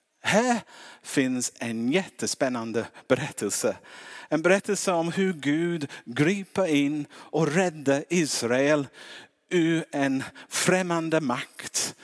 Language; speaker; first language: Swedish; non-native, fluent; English